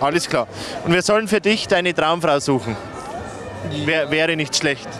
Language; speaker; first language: German; native; German